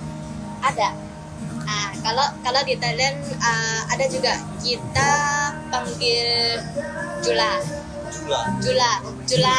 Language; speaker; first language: Indonesian; non-native, learner; Thai